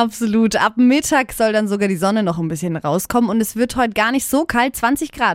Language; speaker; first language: German; native; German